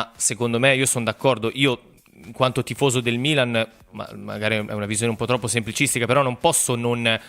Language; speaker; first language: Italian; native; Italian